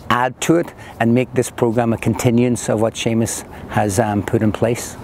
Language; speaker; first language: English; native; English